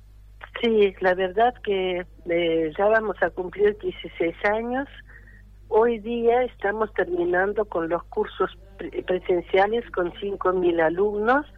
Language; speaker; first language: Spanish; non-native, fluent; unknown